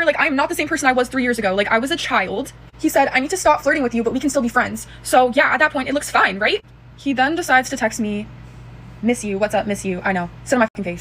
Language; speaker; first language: English; native; English